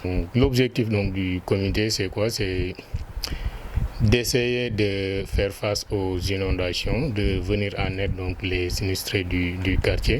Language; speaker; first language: French; non-native, local second language; Wolof